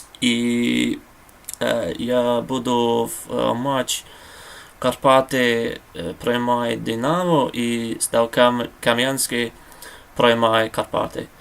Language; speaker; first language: Ukrainian; non-native, learner; English